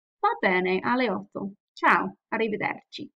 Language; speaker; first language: Italian; non-native, fluent; English